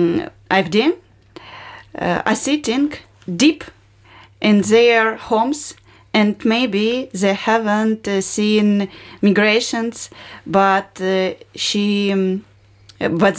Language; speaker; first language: English; non-native, learner; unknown